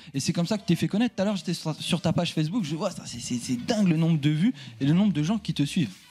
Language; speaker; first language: French; native; French